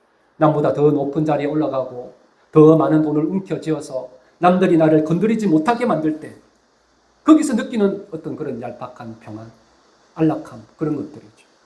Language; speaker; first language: Korean; native; Korean